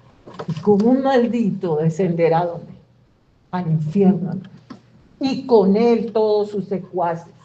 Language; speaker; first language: Spanish; native; Spanish